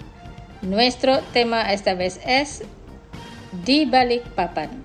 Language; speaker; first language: Spanish; non-native, fluent; Indonesian